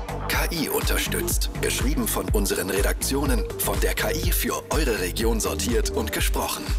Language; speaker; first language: German; native; German